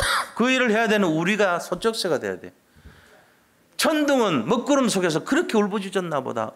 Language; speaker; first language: Korean; native; Korean